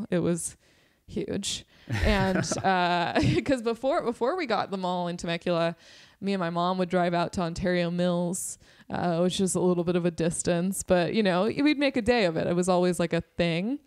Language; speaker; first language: English; native; English